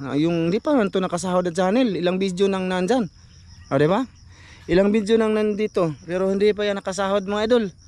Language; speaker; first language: Filipino; non-native, local second language; Cebuano